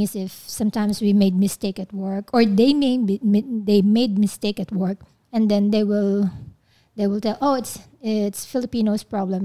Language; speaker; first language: English; non-native, local second language; Filipino